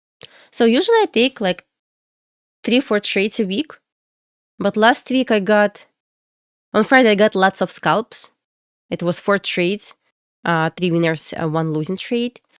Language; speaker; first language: English; non-native, fluent; Russian